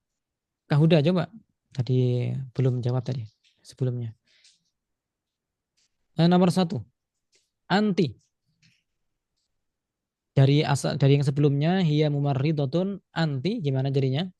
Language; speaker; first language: Indonesian; native; Indonesian